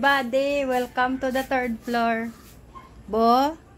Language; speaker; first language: English; non-native, local second language; Hiligaynon